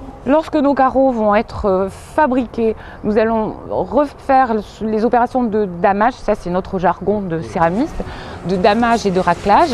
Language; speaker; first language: French; native; French